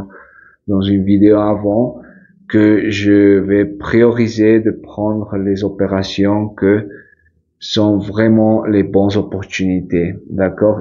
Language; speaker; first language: French; non-native, fluent; Spanish